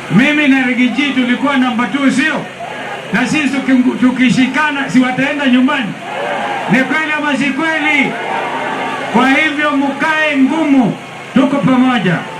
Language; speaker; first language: Swahili; non-native, local second language; Kamba